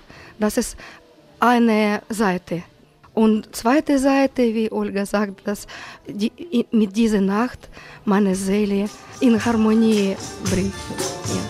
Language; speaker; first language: German; non-native, learner; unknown